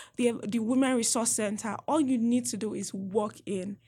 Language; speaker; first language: English; non-native, local second language; Yoruba